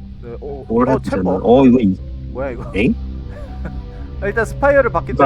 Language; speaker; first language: Korean; native; Korean